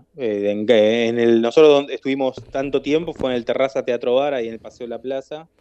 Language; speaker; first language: Spanish; native; Spanish